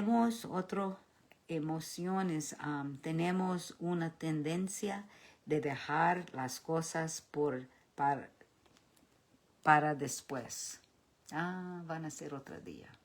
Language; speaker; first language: Spanish; early bilingual, heritage; Spanish